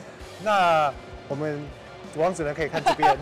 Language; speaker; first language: Chinese; native; Chinese